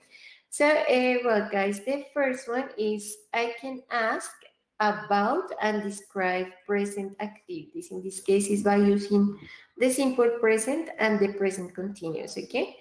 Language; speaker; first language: English; non-native, fluent; Spanish